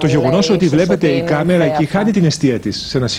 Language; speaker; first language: Greek; native; Greek